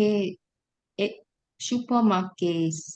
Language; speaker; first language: Korean; non-native, learner; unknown